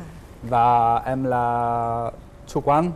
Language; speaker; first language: Vietnamese; non-native, learner; French